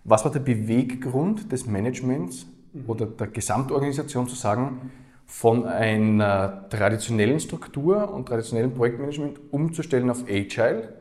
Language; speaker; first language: German; native; German